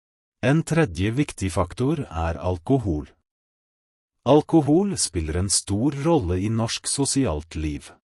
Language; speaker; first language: Norwegian; non-native, fluent; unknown